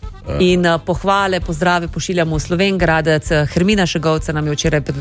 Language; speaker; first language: Slovenian; native; Slovenian